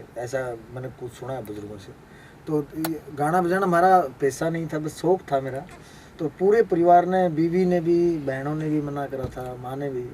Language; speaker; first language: Hindi; native; Hindi